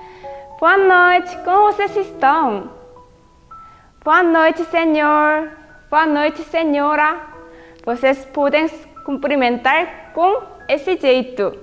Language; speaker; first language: Portuguese; non-native, fluent; Korean